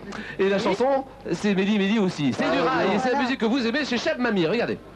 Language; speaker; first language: French; native; French